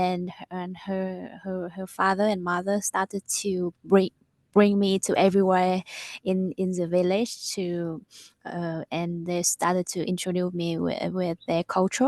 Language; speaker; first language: English; non-native, learner; Vietnamese